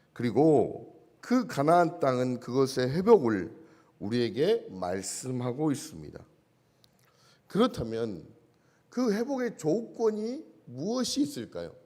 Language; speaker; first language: Korean; native; Korean